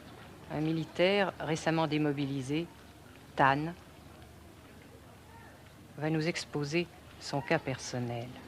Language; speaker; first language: French; native; French